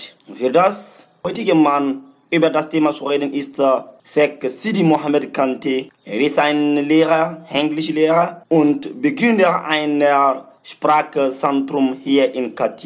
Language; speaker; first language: German; non-native, learner; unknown